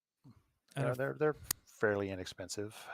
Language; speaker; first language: English; native; English